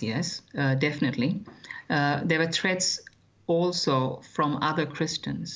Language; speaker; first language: English; non-native, local second language; Malayalam